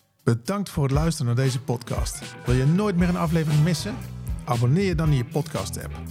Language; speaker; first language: Dutch; native; Dutch